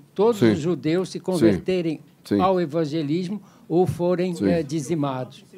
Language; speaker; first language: Portuguese; non-native, fluent; French